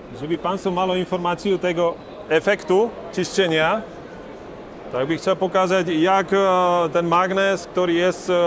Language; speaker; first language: Polish; non-native, learner; Slovak